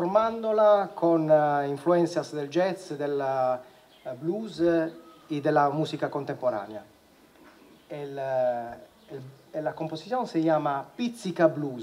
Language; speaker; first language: Spanish; non-native, learner; Italian